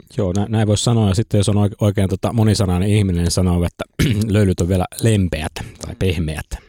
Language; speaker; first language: Finnish; native; Finnish